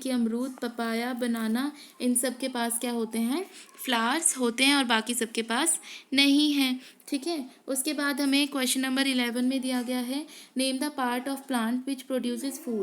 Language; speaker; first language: Hindi; native; Hindi